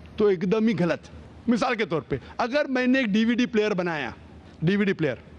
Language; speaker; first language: Hindi; non-native, local second language; Konkani